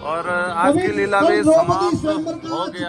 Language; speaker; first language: Hindi; native; Hindi